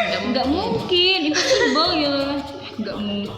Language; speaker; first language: Malay; native; Malay